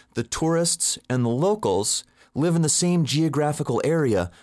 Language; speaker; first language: English; native; English